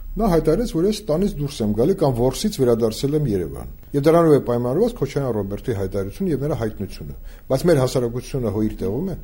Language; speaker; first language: Armenian; native; Armenian